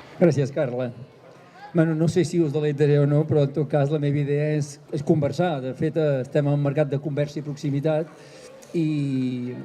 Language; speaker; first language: Catalan; native; Catalan